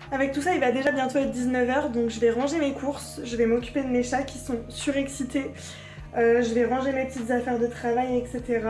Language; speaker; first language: French; native; French